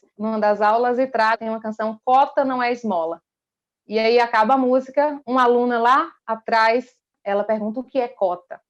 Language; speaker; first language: Portuguese; native; Portuguese